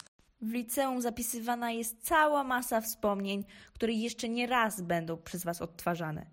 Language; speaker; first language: Polish; native; Polish